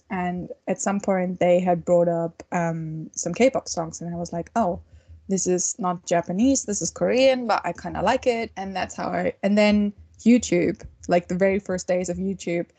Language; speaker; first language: English; non-native, fluent; German